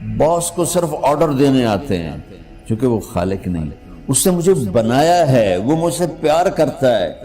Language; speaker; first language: Urdu; non-native, local second language; Punjabi